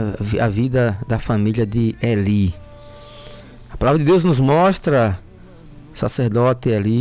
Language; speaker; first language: Portuguese; native; Portuguese